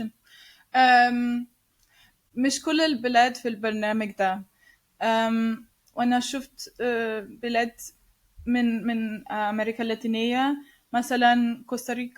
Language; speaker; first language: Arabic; non-native, learner; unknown